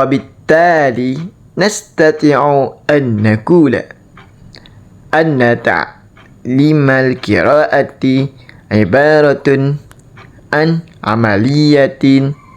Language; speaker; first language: Arabic; non-native, learner; Indonesian